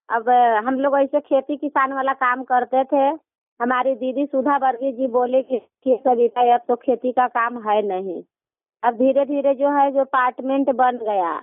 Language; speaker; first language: Hindi; native; Hindi